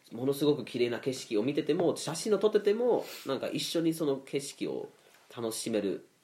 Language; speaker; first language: Japanese; non-native, fluent; Swedish